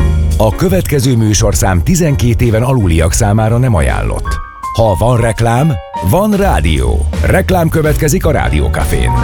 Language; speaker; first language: Hungarian; native; Hungarian